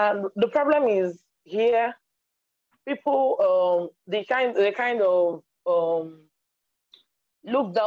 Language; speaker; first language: English; non-native, local second language; Igbo